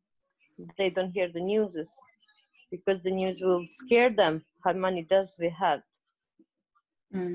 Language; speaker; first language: English; non-native, learner; Albanian